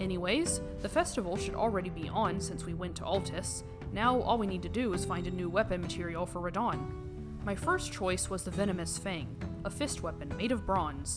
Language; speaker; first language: English; native; English